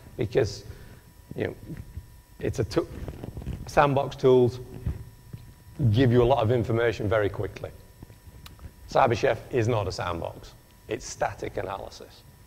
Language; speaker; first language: English; native; English